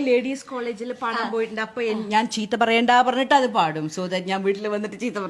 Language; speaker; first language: Malayalam; non-native, fluent; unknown